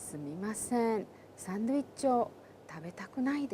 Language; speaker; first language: Japanese; non-native, fluent; Hindi